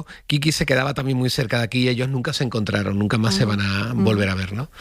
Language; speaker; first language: Spanish; native; Spanish